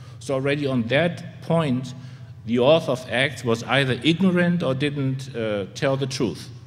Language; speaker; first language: English; non-native, fluent; German